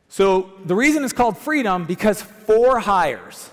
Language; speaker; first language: English; native; English